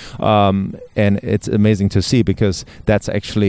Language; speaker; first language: English; non-native, fluent; German